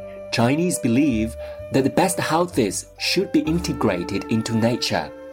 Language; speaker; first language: English; non-native, fluent; Chinese